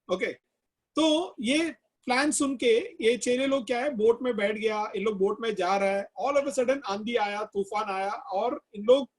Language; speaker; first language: Hindi; non-native, local second language; Malayalam